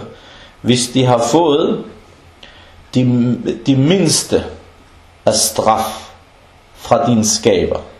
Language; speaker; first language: Danish; non-native, local second language; Arabic